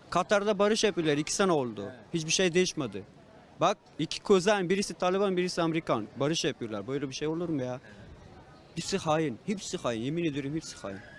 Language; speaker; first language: Turkish; non-native, fluent; Persian